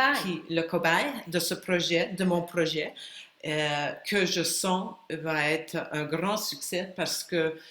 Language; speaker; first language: French; non-native, fluent; Spanish